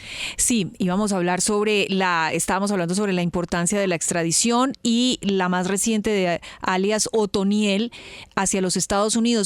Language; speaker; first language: Spanish; native; Spanish